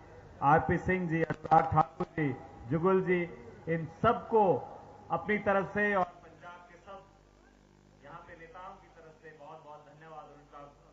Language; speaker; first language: Hindi; non-native, local second language; Punjabi